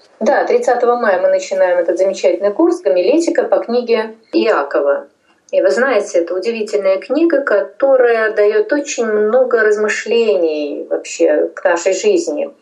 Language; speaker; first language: Russian; non-native, local second language; Tajik